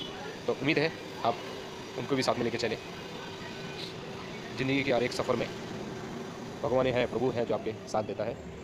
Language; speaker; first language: Hindi; non-native, local second language; Bangla